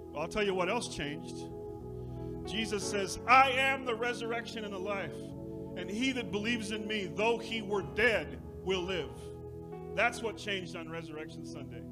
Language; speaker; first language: English; native; English